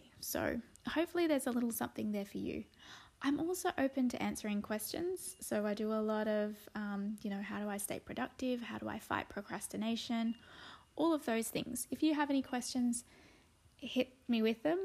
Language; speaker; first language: English; native; English